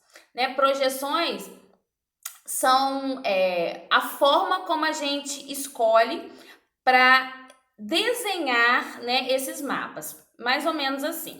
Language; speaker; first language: Portuguese; native; Portuguese